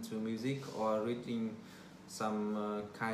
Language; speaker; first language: English; non-native, learner; Vietnamese